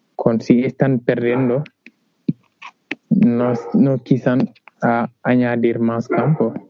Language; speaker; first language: Spanish; non-native, learner; Wolof